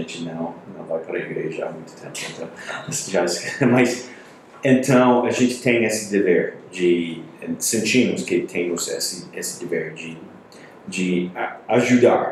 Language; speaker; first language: Portuguese; non-native, fluent; English